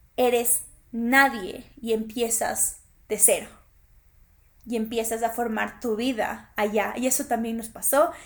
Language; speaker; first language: Spanish; native; Spanish